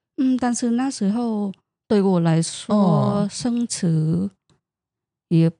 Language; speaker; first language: Chinese; non-native, fluent; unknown